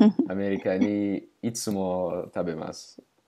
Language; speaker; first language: Japanese; non-native, learner; English